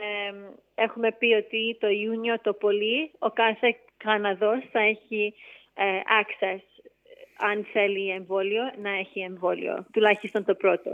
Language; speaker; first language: Greek; early bilingual, heritage; English